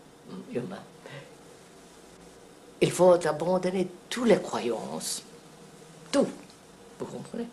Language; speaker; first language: French; non-native, fluent; Telugu